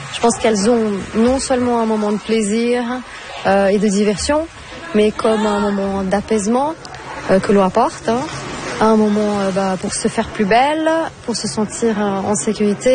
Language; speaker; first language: French; non-native, fluent; Portuguese